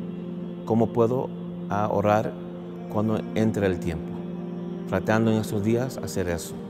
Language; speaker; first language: Spanish; non-native, fluent; English